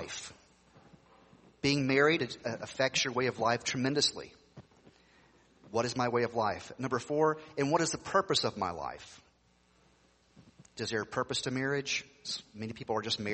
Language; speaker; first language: English; native; English